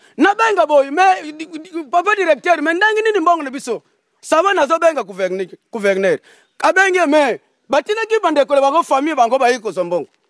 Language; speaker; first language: Lingala; non-native, local second language; Kongo